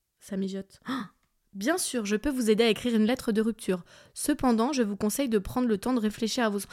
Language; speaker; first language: French; early bilingual, other home language; English